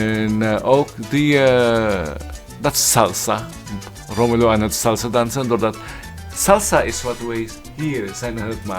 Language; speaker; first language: Dutch; non-native, learner; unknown